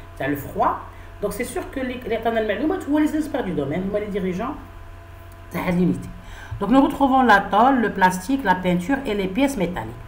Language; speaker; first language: French; non-native, local second language; Arabic